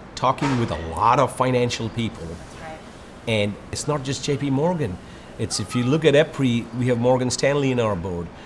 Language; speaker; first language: English; non-native, local second language; Bangla